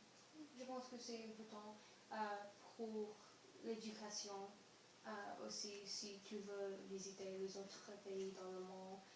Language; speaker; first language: French; non-native, learner; English